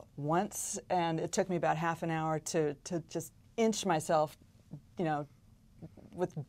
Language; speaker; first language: English; native; English